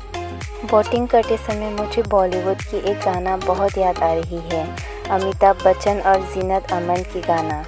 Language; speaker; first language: Hindi; non-native, local second language; Karbi